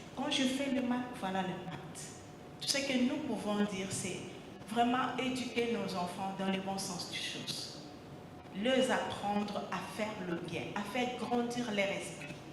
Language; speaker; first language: French; non-native, local second language; Lingala